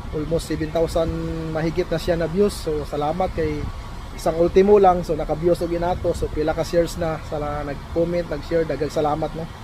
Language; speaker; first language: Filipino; non-native, local second language; Cebuano